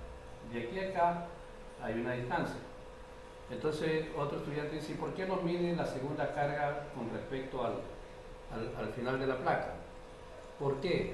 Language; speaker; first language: Spanish; native; Spanish